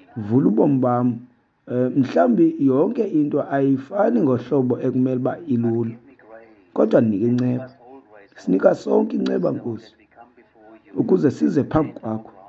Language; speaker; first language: Xhosa; native; Xhosa